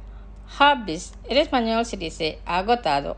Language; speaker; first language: Spanish; non-native, fluent; Indonesian